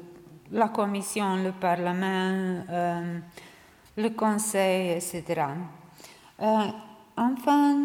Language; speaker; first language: French; non-native, learner; Serbian